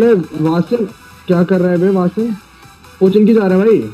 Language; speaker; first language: Hindi; native; Hindi